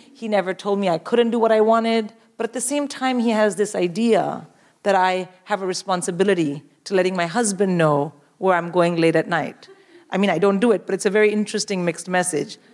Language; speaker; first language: English; non-native, local second language; Hindi